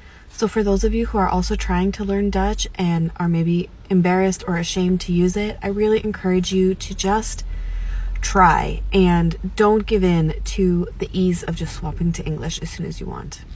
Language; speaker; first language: English; native; English